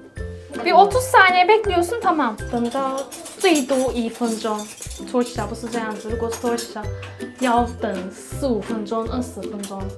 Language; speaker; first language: Chinese; non-native, fluent; Turkish